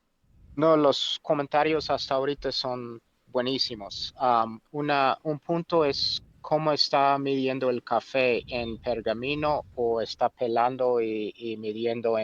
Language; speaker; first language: Spanish; non-native, fluent; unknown